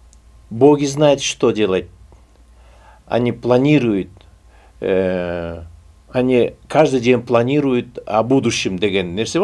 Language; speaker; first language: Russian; non-native, local second language; Kyrgyz